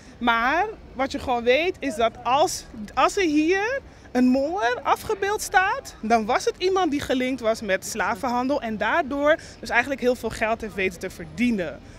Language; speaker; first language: Dutch; non-native, local second language; Papiamento